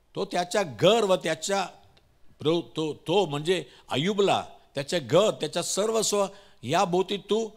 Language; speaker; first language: Marathi; non-native, local second language; Tamil